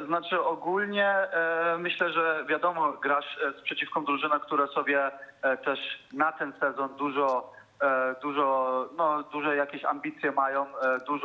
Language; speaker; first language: Polish; early bilingual, heritage; Polish